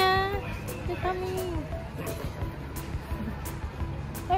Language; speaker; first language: English; non-native, learner; Indonesian